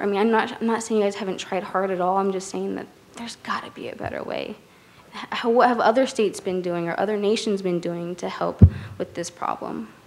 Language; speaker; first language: English; native; English